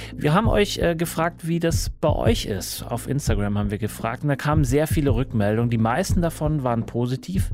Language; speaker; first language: German; native; German